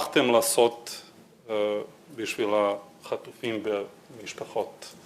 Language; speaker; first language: Hebrew; non-native, fluent; Serbian